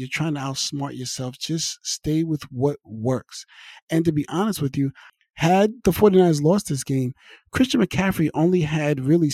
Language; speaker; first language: English; native; English